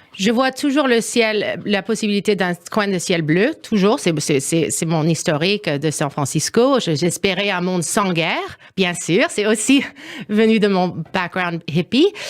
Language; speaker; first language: French; non-native, fluent; English